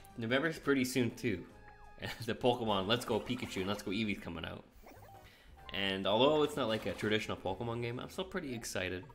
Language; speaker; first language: English; native; English